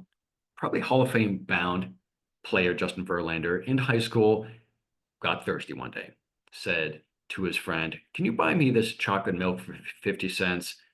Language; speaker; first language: English; native; English